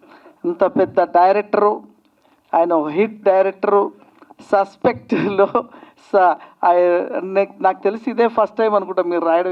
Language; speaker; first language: Telugu; native; Telugu